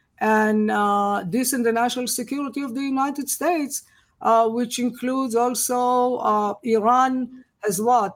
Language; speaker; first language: English; non-native, fluent; Hebrew